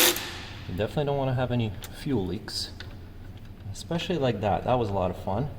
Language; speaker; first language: English; native; English